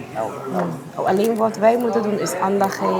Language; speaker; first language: Dutch; non-native, local second language; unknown